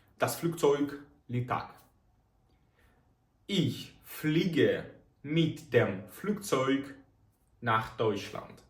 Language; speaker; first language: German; non-native, fluent; Ukrainian